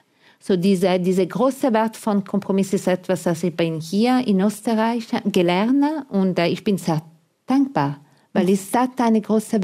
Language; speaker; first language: German; non-native, fluent; Italian